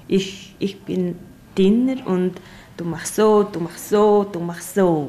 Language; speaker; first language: German; non-native, learner; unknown